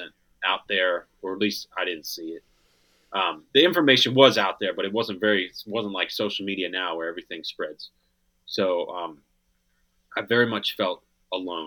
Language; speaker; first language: English; native; English